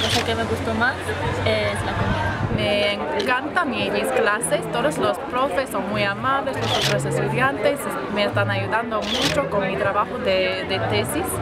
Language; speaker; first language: Spanish; non-native, fluent; Italian